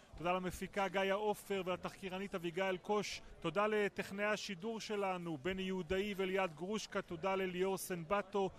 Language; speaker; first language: Hebrew; native; Hebrew